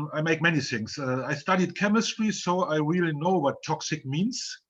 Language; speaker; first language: English; non-native, fluent; German